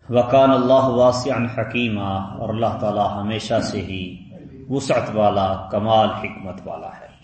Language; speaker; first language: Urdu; non-native, local second language; Punjabi